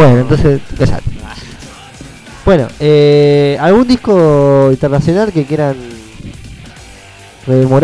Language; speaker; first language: Spanish; native; Spanish